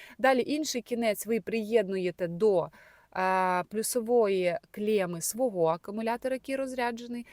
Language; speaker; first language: Ukrainian; native; Ukrainian